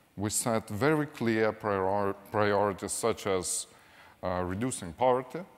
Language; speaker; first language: English; non-native, fluent; Lithuanian